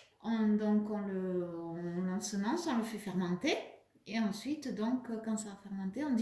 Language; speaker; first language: French; native; French